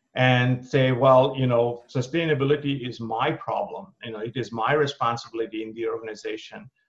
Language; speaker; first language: English; non-native, local second language; Bangla